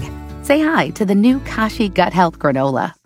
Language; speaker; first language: English; native; English